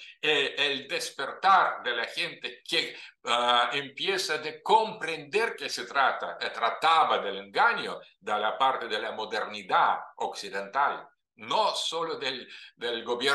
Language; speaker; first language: Spanish; non-native, fluent; Russian